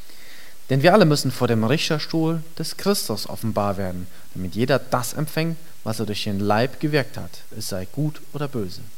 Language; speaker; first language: German; native; German